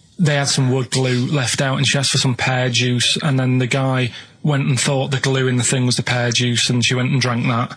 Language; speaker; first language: English; native; English